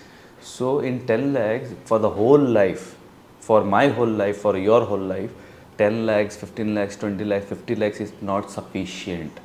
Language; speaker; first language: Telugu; non-native, learner; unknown